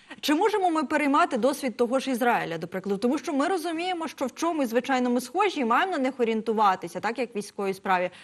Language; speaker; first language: Ukrainian; native; Ukrainian